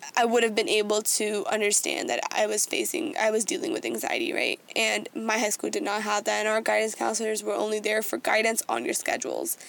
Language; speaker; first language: English; native; English